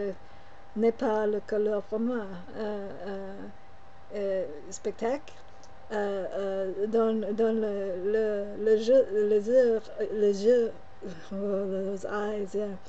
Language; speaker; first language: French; non-native, learner; English